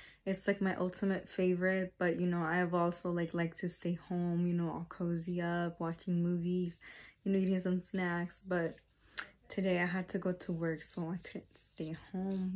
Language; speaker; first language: English; early bilingual, other home language; Spanish